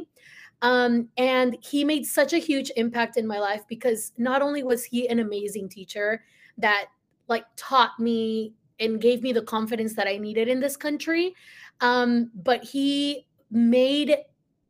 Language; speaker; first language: English; early bilingual, other home language; Spanish